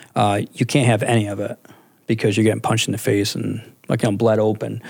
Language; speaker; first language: English; native; English